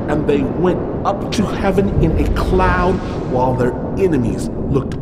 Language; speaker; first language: English; native; English